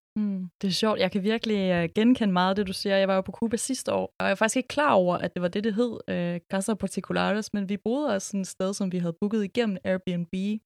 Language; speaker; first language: Danish; early bilingual, other home language; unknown